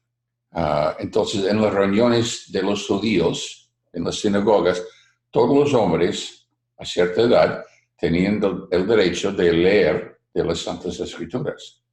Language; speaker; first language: Spanish; non-native, fluent; English